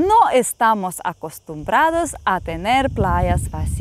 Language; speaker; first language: Spanish; non-native, fluent; Ukrainian